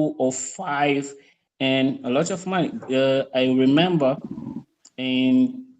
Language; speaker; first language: English; non-native, fluent; Portuguese